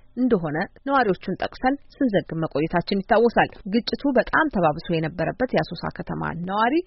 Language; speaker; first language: Amharic; native; Amharic